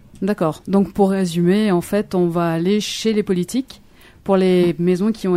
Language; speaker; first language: French; native; French